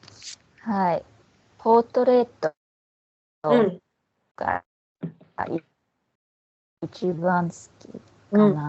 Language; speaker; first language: Japanese; non-native, fluent; English